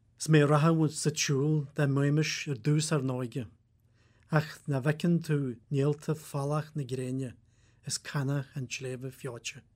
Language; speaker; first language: Irish; native; Irish